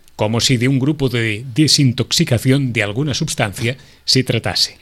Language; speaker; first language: Spanish; non-native, local second language; Catalan